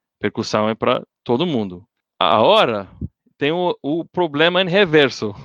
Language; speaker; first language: Portuguese; non-native, learner; English